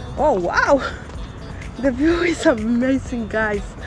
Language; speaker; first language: English; non-native, learner; Spanish